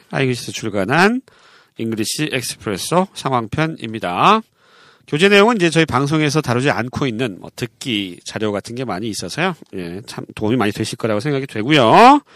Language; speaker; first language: Korean; native; Korean